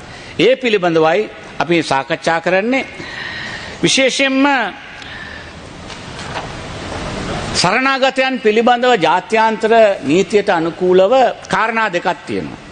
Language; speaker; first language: Sinhala; non-native, local second language; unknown